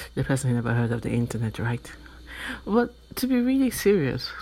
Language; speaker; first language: English; non-native, local second language; Yoruba